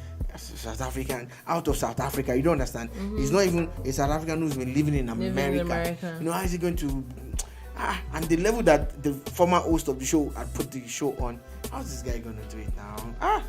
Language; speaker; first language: English; non-native, local second language; Yoruba